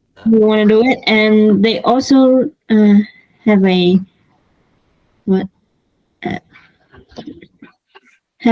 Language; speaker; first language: English; non-native, learner; Vietnamese